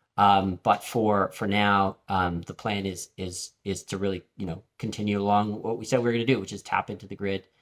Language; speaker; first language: English; early bilingual, other home language; French